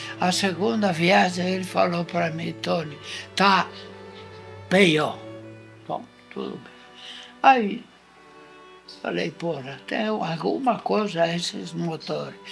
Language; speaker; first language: Portuguese; non-native, fluent; Italian